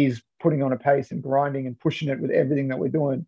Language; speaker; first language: English; native; English